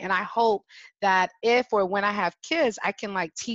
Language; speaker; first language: English; early bilingual, other home language; French